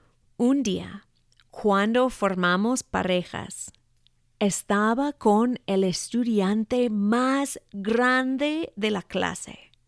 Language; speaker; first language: Spanish; non-native, fluent; English